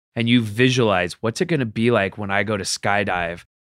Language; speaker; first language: English; native; English